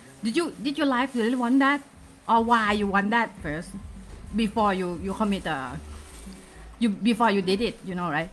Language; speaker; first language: English; non-native, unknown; Thai